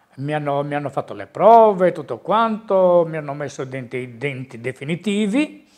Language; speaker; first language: Italian; native; Italian